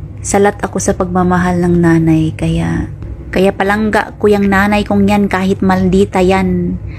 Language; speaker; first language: Filipino; non-native, local second language; Cebuano